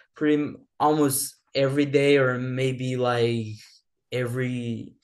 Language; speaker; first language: English; non-native, fluent; Portuguese